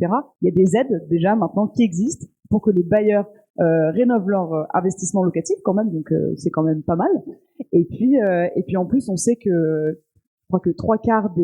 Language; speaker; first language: French; native; French